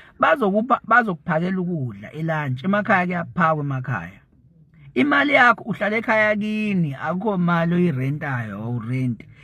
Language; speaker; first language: Zulu; native; Zulu